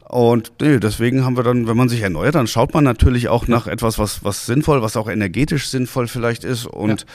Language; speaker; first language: German; native; German